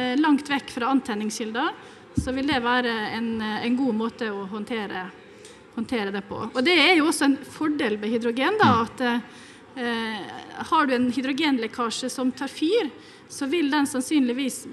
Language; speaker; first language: Norwegian; native; Norwegian